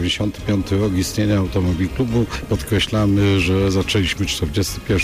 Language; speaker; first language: Polish; native; Polish